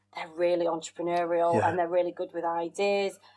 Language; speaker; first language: English; native; English